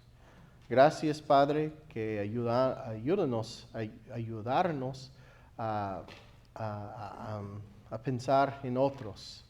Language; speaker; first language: Spanish; non-native, fluent; English